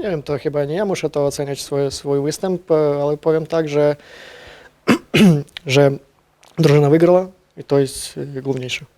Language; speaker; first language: Polish; non-native, learner; Ukrainian